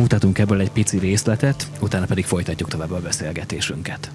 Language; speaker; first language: Hungarian; native; Hungarian